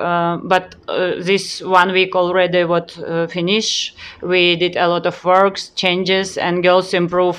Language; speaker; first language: English; non-native, learner; Ukrainian